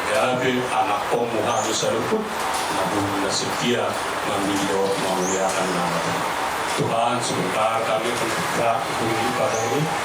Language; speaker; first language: Indonesian; non-native, local second language; Batak Toba